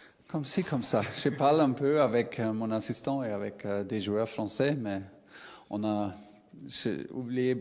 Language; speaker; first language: French; non-native, learner; German